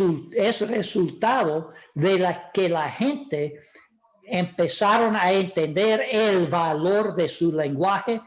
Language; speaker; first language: Spanish; non-native, fluent; English